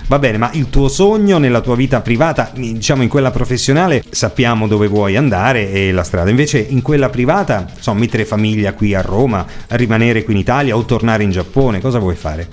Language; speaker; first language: Italian; native; Italian